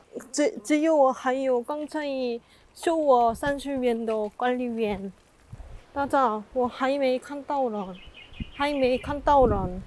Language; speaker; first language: Chinese; non-native, fluent; Korean